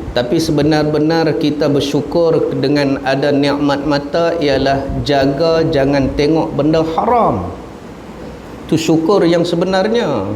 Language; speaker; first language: Malay; native; Malay